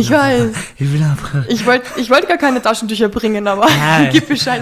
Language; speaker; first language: German; native; German